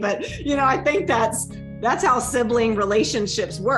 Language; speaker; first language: English; native; English